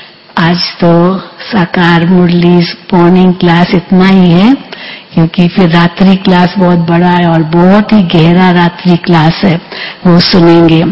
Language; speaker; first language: Hindi; native; Hindi